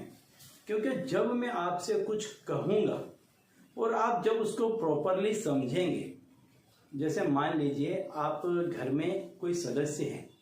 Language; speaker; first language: Hindi; native; Hindi